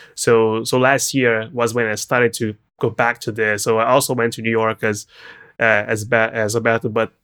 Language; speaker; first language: English; non-native, fluent; Portuguese